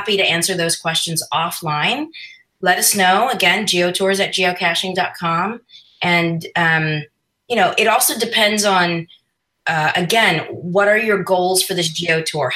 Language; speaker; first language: English; non-native, local second language; Filipino